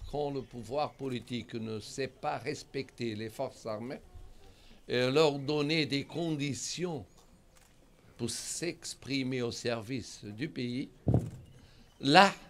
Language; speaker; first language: French; non-native, fluent; Portuguese